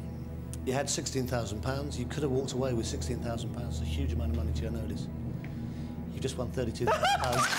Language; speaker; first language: English; native; English